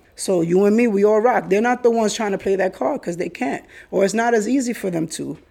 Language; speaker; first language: English; early bilingual, other home language; Spanish